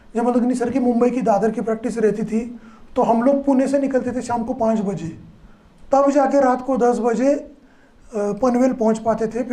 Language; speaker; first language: Hindi; non-native, local second language; Marathi